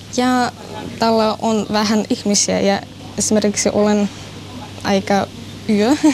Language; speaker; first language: Finnish; non-native, learner; Russian